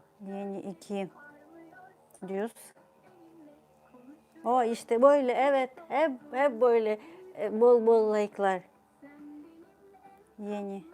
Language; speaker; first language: Turkish; non-native, fluent; Ukrainian